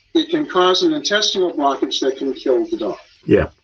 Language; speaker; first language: English; native; English